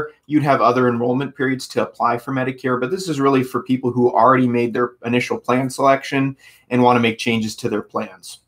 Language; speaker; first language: English; native; English